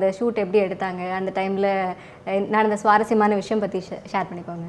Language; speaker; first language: Tamil; native; Tamil